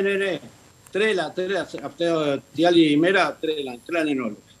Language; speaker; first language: Greek; early bilingual, heritage; Spanish